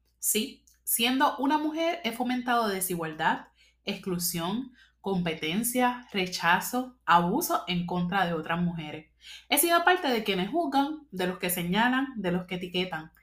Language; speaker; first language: Spanish; native; Spanish